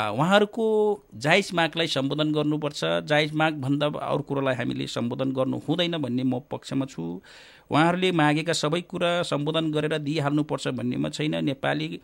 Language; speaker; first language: Nepali; non-native, local second language; Eastern Tamang